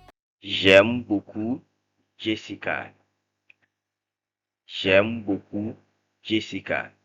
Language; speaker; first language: French; non-native, fluent; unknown